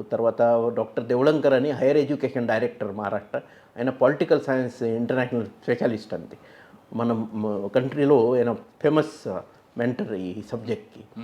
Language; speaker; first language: Telugu; non-native, fluent; Marathi